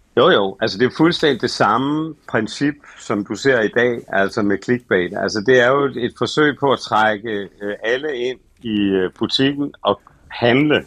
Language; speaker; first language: Danish; native; Danish